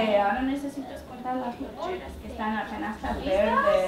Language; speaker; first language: Spanish; early bilingual, heritage; Spanish